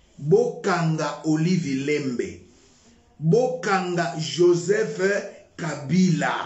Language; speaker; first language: Lingala; non-native, local second language; Luba-Lulua